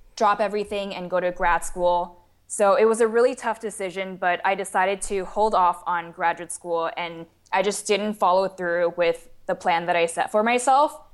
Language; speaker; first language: English; non-native, fluent; Chinese